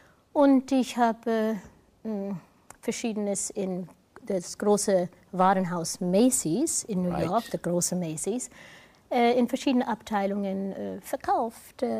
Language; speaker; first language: German; non-native, fluent; English